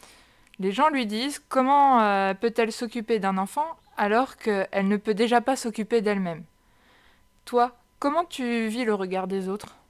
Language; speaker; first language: French; native; French